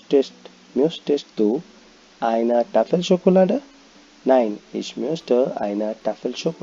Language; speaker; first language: German; non-native, fluent; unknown